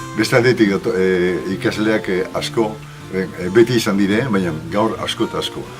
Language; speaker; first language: Basque; native; Basque